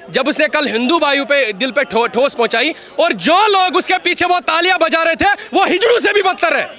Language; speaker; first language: Hindi; native; Hindi